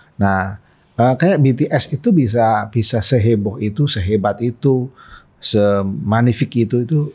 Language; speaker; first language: Indonesian; native; Indonesian